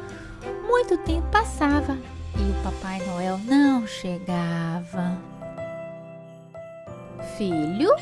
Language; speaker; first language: Portuguese; native; Portuguese